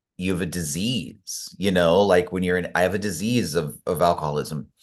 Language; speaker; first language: English; native; English